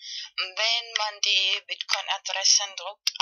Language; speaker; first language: German; non-native, fluent; Spanish